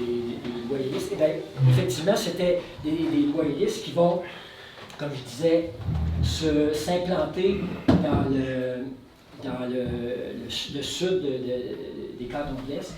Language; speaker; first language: French; native; French